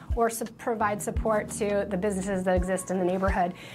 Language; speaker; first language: English; native; English